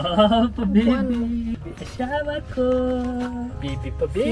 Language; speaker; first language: Filipino; non-native, learner; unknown